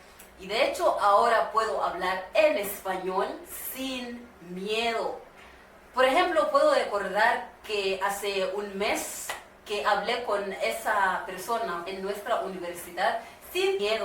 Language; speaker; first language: Spanish; non-native, learner; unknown